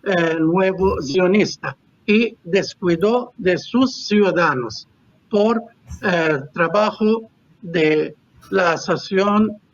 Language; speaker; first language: Spanish; non-native, fluent; Arabic